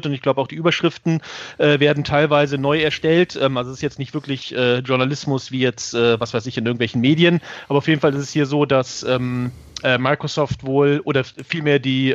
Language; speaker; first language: German; native; German